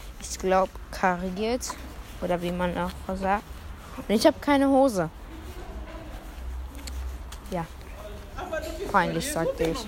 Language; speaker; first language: German; early bilingual, other home language; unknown